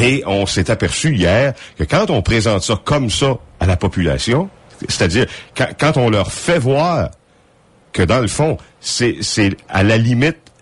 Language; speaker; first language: French; native; French